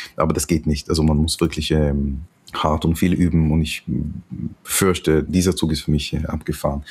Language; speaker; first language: German; non-native, fluent; Hebrew